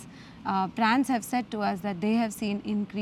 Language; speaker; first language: English; non-native, local second language; Gujarati